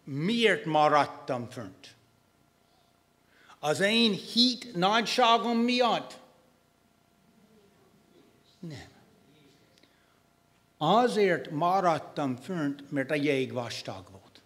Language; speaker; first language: Hungarian; non-native, fluent; English